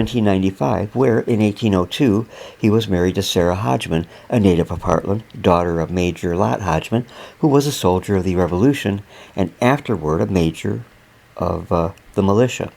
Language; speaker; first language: English; native; English